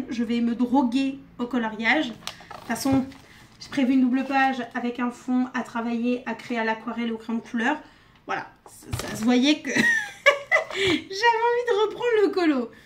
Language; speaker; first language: French; native; French